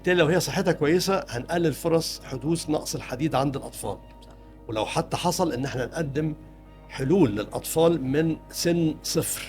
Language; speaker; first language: Arabic; native; Arabic